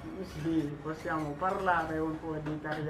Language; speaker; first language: Italian; non-native, learner; Haitian Creole